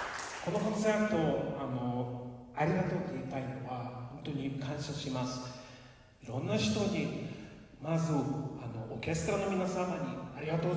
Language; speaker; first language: Japanese; non-native, fluent; Ukrainian